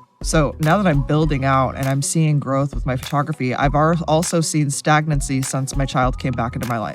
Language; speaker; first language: English; native; English